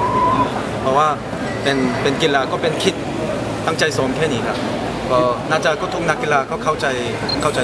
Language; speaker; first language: Thai; non-native, fluent; Korean